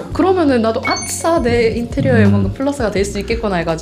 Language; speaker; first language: Korean; native; Korean